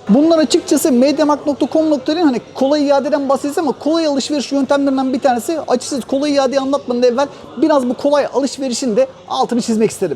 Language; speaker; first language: Turkish; native; Turkish